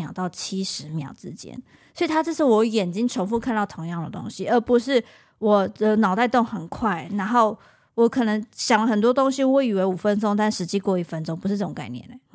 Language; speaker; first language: Chinese; native; Chinese